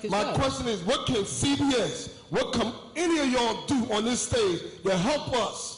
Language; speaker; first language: English; native; English